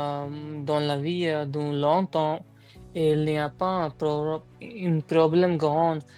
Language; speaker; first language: French; non-native, learner; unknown